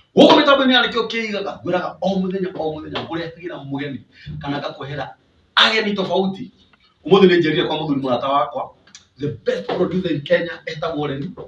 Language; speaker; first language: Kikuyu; native; Kikuyu